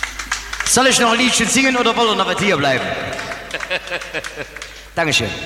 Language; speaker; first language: German; native; German